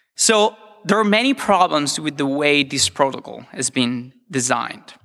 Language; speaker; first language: English; non-native, fluent; Italian